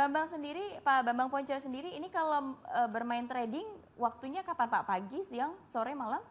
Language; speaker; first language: Indonesian; native; Indonesian